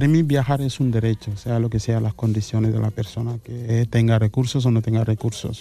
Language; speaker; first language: Spanish; non-native, fluent; Mandingo